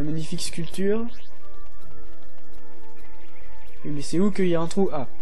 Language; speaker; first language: French; native; French